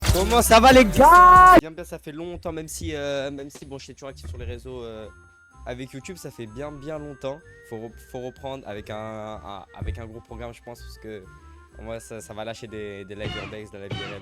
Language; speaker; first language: French; native; French